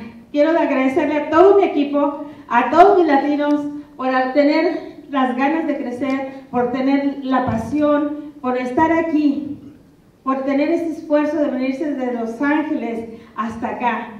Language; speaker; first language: Spanish; native; Spanish